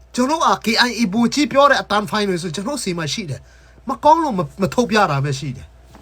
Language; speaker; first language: Burmese; non-native, local second language; Hakha Chin